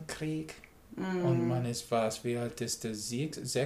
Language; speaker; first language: German; non-native, learner; English